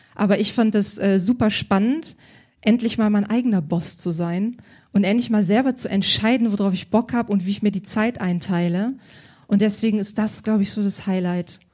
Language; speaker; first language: German; native; German